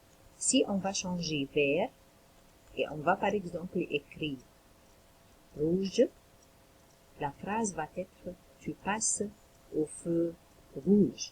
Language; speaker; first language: French; non-native, local second language; Arabic